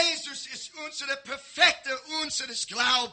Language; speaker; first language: German; non-native, learner; English